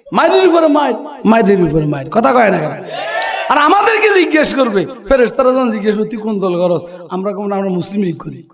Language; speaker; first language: Bangla; native; Bangla